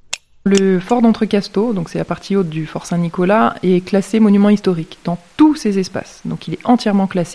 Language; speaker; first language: French; native; French